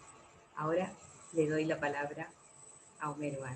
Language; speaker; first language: Spanish; native; Spanish